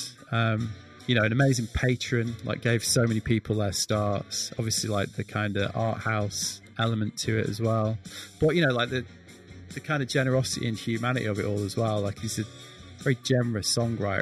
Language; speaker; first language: English; native; English